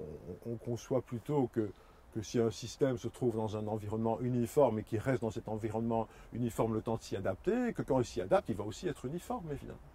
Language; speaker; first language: French; native; French